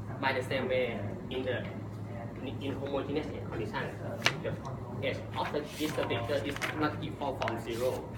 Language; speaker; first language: English; non-native, learner; Thai